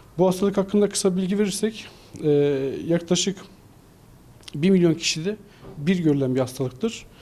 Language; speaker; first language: Turkish; native; Turkish